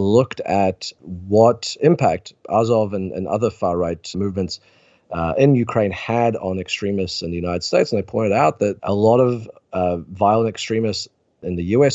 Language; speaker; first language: English; native; English